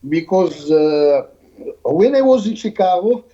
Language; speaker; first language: English; non-native, learner; Arabic